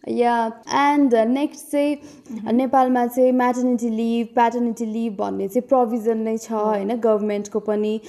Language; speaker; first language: Nepali; native; Nepali